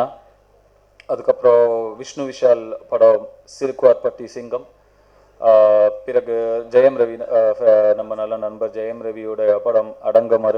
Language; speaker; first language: Tamil; native; Tamil